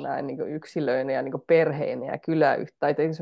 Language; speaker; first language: Finnish; native; Finnish